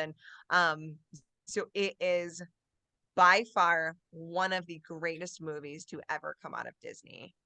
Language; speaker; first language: English; native; English